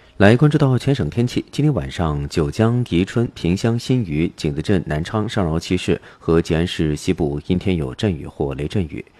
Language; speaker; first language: Chinese; native; Chinese